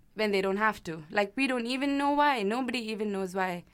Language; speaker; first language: English; non-native, local second language; Malayalam